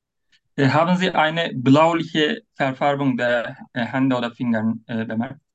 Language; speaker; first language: German; non-native, learner; Turkish